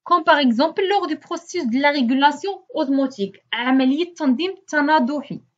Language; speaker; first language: French; non-native, local second language; Arabic